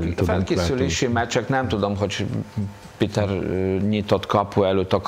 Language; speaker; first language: Hungarian; non-native, fluent; Polish